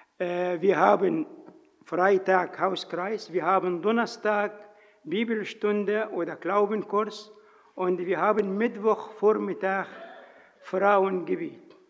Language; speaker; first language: German; non-native, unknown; Arabic